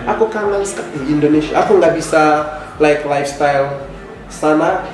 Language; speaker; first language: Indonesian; non-native, fluent; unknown